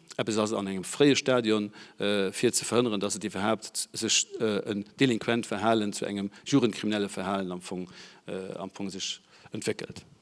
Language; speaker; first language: Luxembourgish; native; Luxembourgish